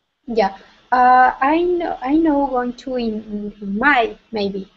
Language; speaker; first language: English; non-native, learner; Spanish